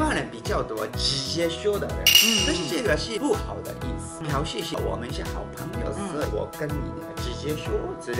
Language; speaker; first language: Chinese; non-native, fluent; Japanese